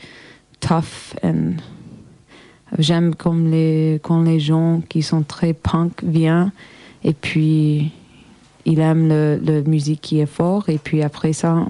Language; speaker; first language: French; non-native, learner; English